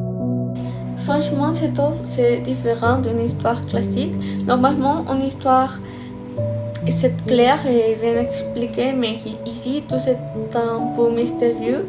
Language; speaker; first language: French; non-native, fluent; Spanish